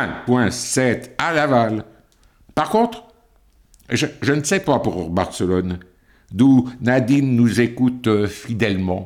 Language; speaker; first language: French; native; French